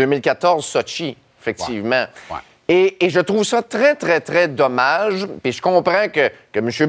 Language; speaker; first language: French; native; French